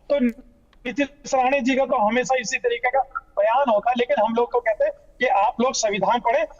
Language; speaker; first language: Hindi; native; Hindi